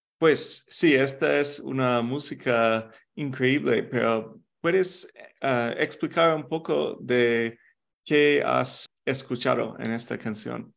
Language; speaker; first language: Spanish; non-native, fluent; English